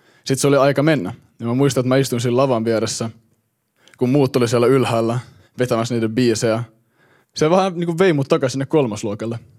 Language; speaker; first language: Finnish; early bilingual, heritage; Finnish